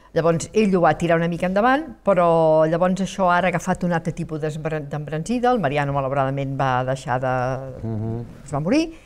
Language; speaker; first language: Catalan; native; Catalan